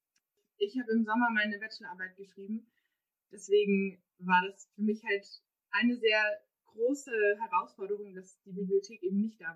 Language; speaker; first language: German; native; German